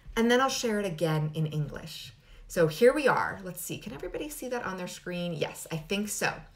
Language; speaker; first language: English; early bilingual, other home language; Spanish